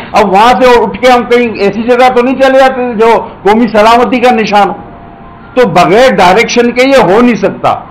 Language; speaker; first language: Urdu; non-native, local second language; Sindhi